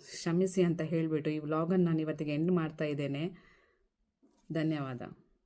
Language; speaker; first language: Kannada; non-native, local second language; Konkani